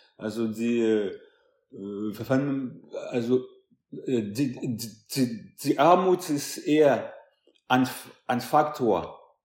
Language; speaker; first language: German; non-native, fluent; French